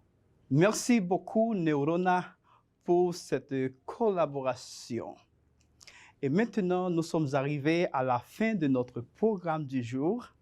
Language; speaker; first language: French; non-native, fluent; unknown